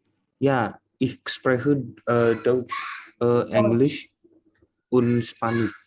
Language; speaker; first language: German; non-native, learner; Indonesian